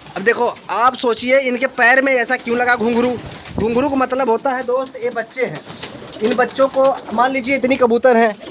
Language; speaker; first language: Hindi; native; Hindi